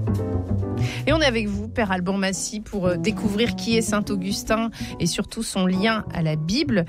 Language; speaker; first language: French; native; French